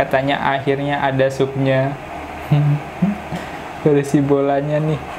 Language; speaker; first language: Indonesian; native; Indonesian